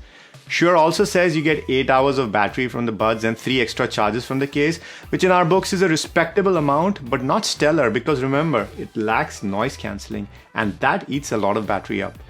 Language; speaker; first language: English; non-native, fluent; Dutch